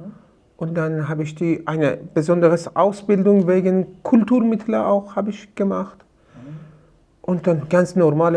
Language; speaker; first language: German; non-native, learner; Persian